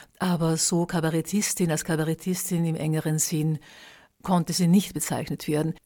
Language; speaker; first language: German; native; German